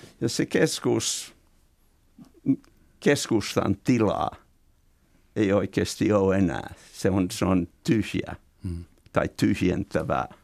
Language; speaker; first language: Finnish; non-native, fluent; English